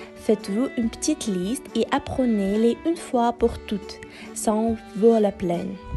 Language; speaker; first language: French; non-native, fluent; Russian